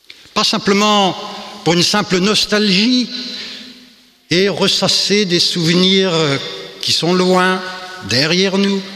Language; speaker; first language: French; native; French